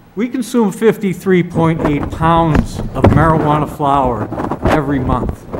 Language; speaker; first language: English; native; English